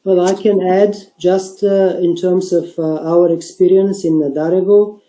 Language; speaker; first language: English; non-native, fluent; Bulgarian